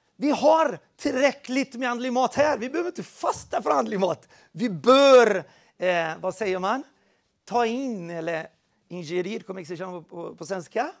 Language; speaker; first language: Swedish; non-native, fluent; Spanish